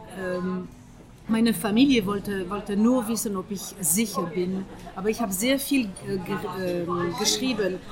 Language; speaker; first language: German; non-native, fluent; French